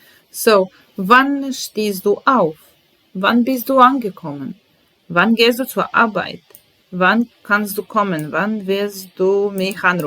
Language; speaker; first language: German; non-native, fluent; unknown